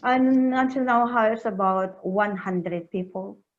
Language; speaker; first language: English; non-native, learner; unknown